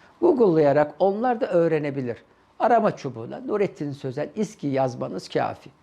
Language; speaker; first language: Turkish; native; Turkish